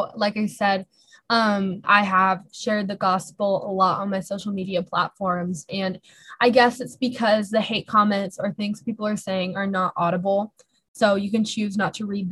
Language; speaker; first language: English; native; English